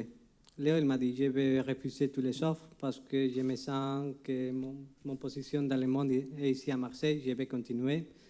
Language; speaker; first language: French; non-native, fluent; Spanish